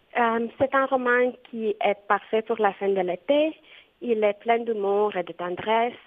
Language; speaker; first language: French; non-native, fluent; Romanian